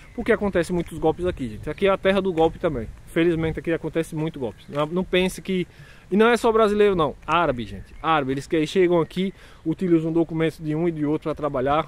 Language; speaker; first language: Portuguese; native; Portuguese